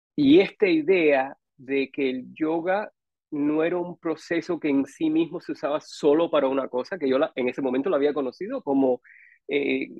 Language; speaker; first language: Spanish; native; Spanish